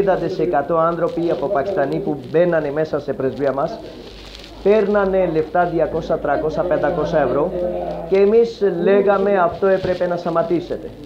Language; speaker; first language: Greek; non-native, learner; Urdu